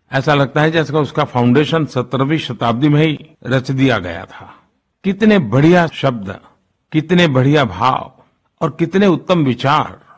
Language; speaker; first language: Hindi; non-native, local second language; Gujarati